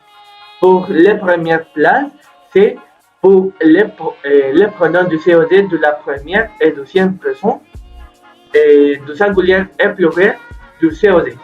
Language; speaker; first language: French; non-native, learner; Spanish